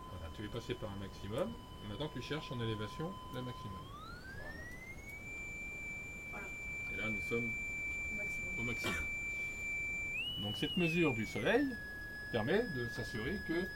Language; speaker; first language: French; native; French